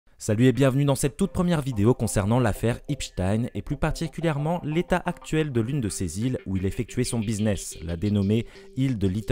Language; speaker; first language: French; native; French